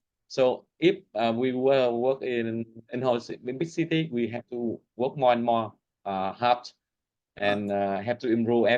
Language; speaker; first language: English; non-native, learner; Vietnamese